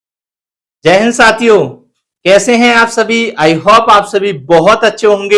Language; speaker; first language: Hindi; native; Hindi